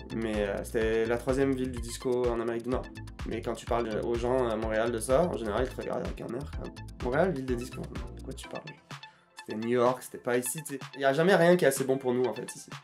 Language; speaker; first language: French; native; French